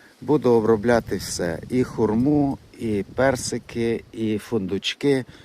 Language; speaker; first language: Ukrainian; native; Ukrainian